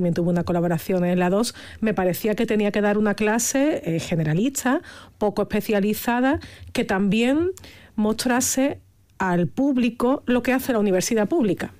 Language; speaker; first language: Spanish; native; Spanish